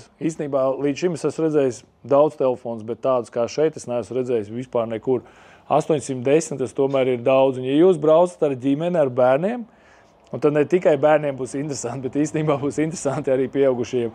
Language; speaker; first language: Latvian; native; Latvian